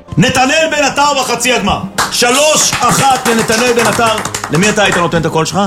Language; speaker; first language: Hebrew; native; Hebrew